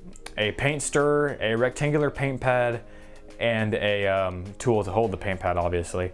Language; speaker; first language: English; native; English